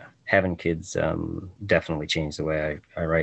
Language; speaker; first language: English; native; English